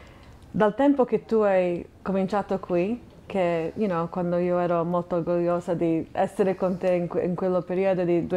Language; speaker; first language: Italian; non-native, fluent; English